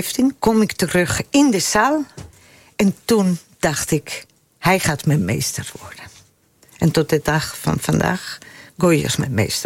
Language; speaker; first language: Dutch; non-native, fluent; Spanish